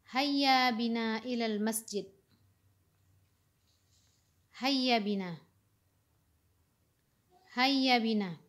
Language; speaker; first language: Arabic; non-native, fluent; Indonesian